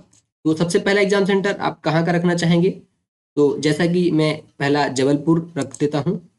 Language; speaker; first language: Hindi; native; Hindi